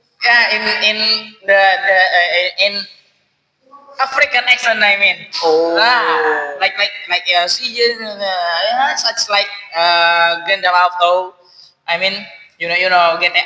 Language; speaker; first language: English; non-native, learner; Indonesian